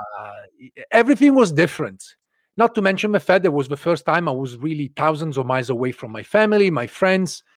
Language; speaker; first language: English; non-native, fluent; Italian